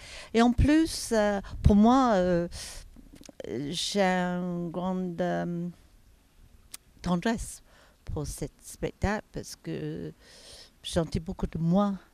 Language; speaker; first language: French; non-native, fluent; English